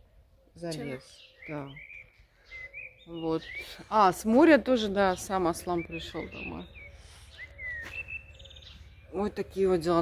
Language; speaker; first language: Russian; native; Russian